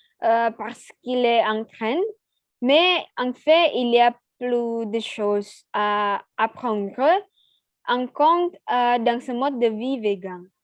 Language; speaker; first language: French; non-native, learner; Indonesian